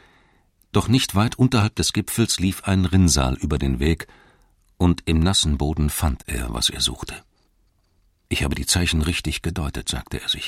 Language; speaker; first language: German; native; German